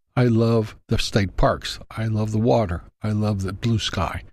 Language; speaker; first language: English; non-native, fluent; Spanish